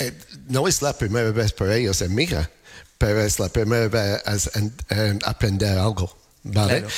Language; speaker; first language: Spanish; non-native, learner; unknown